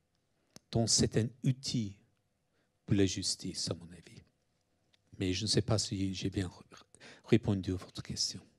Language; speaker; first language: French; non-native, fluent; English